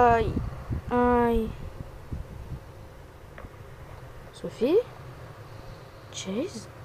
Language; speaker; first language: French; native; French